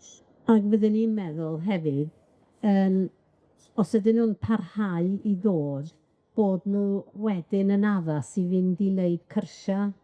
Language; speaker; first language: Welsh; native; Welsh